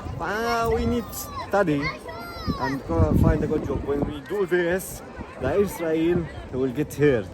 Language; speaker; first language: English; non-native, learner; Arabic